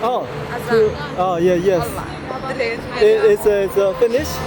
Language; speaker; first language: English; non-native, learner; Chinese